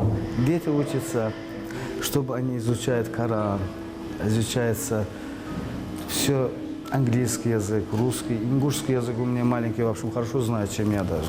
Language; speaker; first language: Russian; non-native, fluent; Azerbaijani